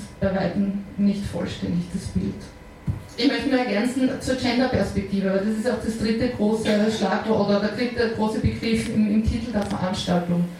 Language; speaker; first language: German; native; German